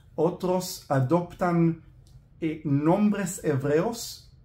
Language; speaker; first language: Spanish; non-native, fluent; Hebrew